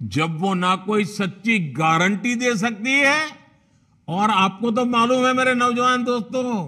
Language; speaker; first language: Hindi; non-native, local second language; Gujarati